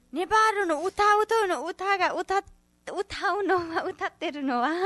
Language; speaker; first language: Japanese; non-native, learner; Nepali